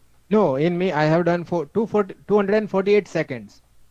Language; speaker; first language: English; non-native, local second language; Gujarati